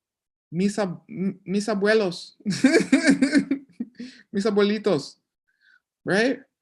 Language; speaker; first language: Spanish; non-native, learner; English